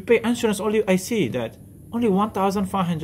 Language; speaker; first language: English; non-native, learner; French